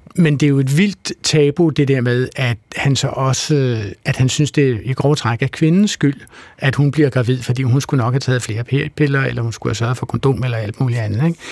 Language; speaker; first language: Danish; native; Danish